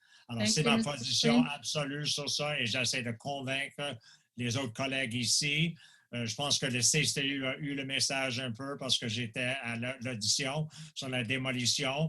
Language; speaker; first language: French; non-native, local second language; English